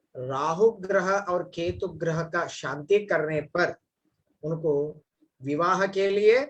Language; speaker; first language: Hindi; non-native, local second language; Kannada